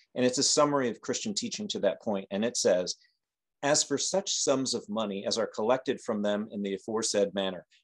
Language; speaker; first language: English; native; English